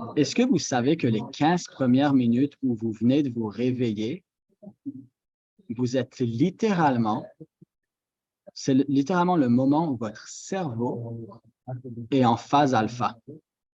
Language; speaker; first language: French; native; French